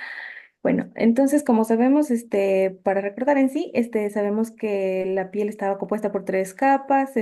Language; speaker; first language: Spanish; native; Spanish